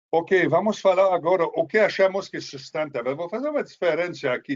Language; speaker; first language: Portuguese; non-native, fluent; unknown